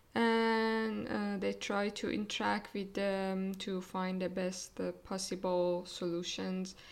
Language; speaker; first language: English; non-native, fluent; Persian